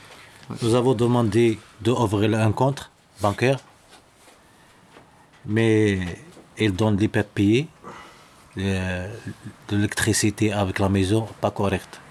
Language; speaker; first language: French; non-native, local second language; Arabic